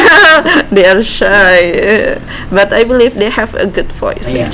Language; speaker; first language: English; non-native, learner; Indonesian